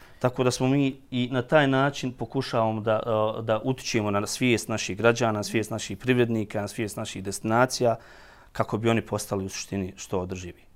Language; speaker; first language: Croatian; native; Croatian